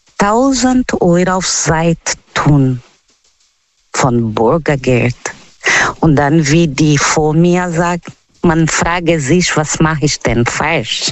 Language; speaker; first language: German; non-native, fluent; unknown